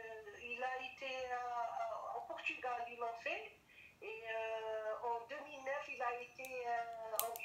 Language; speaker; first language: French; non-native, learner; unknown